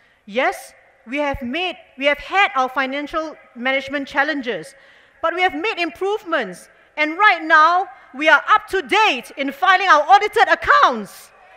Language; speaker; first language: English; native; English